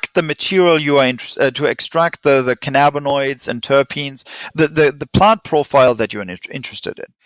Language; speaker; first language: English; non-native, fluent; German